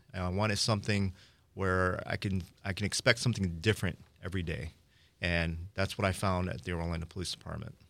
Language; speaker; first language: English; early bilingual, other home language; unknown